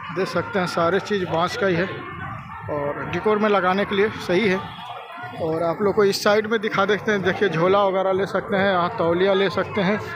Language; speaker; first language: Hindi; native; Hindi